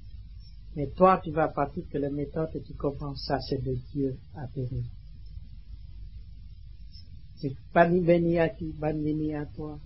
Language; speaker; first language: French; non-native, learner; Vietnamese